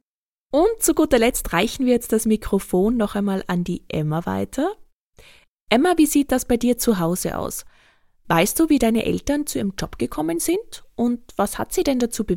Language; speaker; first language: German; native; German